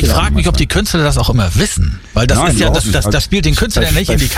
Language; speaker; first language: German; native; German